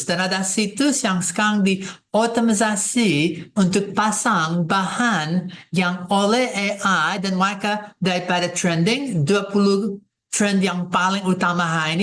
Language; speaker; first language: Indonesian; non-native, fluent; English